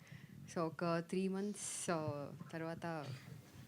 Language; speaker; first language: Telugu; non-native, fluent; Tamil